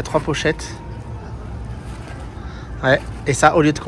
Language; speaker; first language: French; native; French